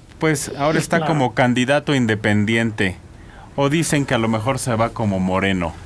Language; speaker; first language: Spanish; native; Spanish